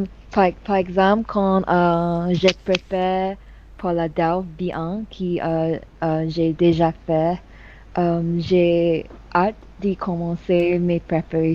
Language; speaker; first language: French; non-native, learner; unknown